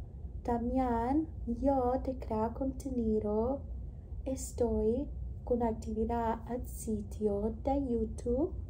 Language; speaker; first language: Spanish; non-native, learner; English